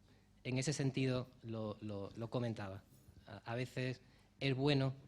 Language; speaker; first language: Spanish; native; Spanish